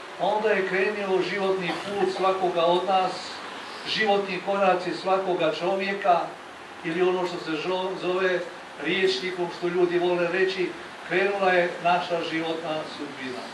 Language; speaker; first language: Croatian; native; Croatian